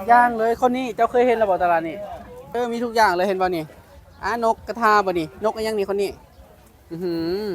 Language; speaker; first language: Thai; non-native, local second language; Northeastern Thai